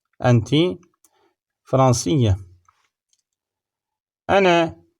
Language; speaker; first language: Arabic; non-native, learner; Turkish